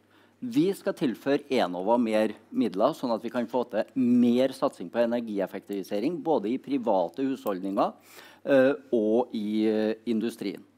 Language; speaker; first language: Norwegian; native; Norwegian